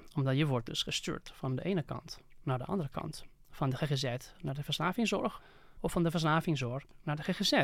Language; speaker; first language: Dutch; non-native, fluent; Spanish